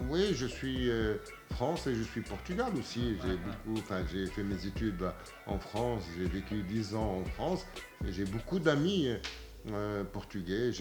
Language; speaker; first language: French; non-native, local second language; Arabic